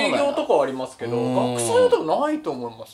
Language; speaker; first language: Japanese; native; Japanese